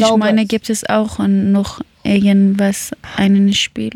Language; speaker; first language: German; early bilingual, other home language; Persian